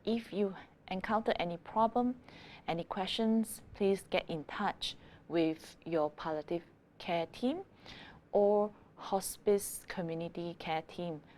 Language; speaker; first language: English; non-native, local second language; Malay